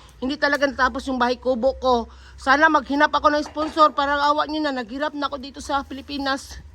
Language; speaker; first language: Filipino; non-native, local second language; Cebuano